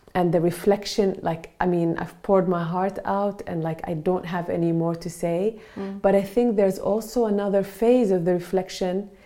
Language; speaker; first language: English; non-native, fluent; Arabic